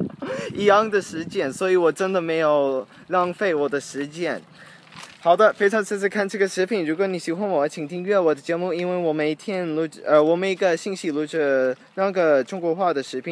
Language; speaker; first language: Chinese; non-native, learner; English